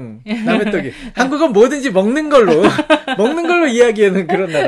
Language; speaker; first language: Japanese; non-native, learner; Korean